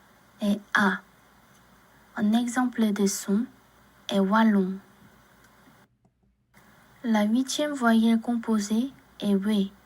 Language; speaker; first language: French; non-native, learner; Korean